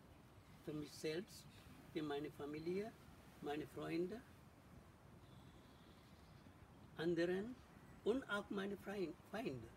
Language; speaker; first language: German; non-native, learner; Sinhala